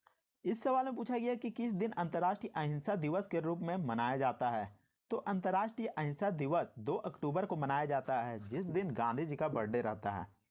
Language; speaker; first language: Hindi; native; Hindi